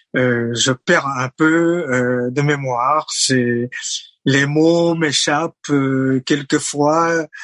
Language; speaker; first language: French; non-native, fluent; Chinese